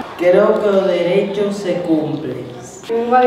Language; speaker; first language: Spanish; native; Spanish